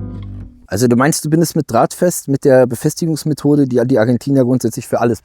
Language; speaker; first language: German; native; German